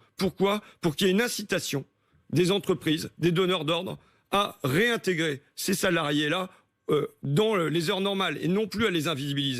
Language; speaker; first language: French; native; French